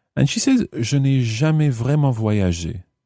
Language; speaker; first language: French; non-native, fluent; English